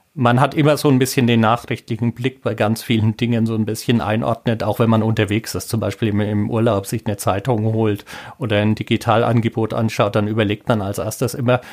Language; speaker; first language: German; native; German